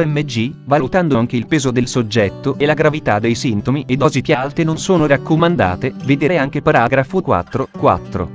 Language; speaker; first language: Italian; native; Italian